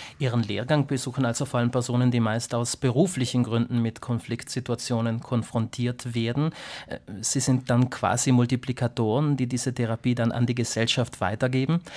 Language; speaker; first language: German; native; German